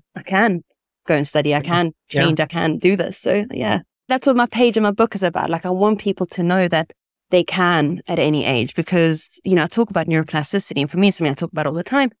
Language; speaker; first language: English; early bilingual, other home language; Italian